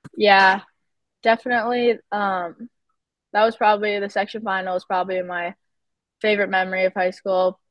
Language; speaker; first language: English; native; English